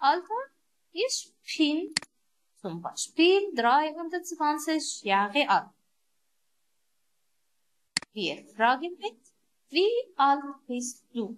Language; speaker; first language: German; non-native, learner; Arabic